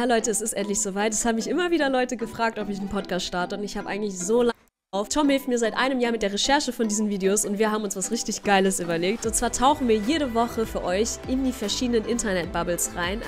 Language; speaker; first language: German; native; German